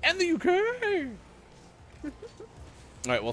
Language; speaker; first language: English; native; English